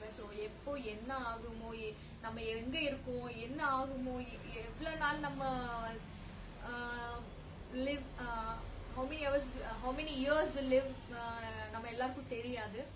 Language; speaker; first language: Tamil; non-native, learner; Telugu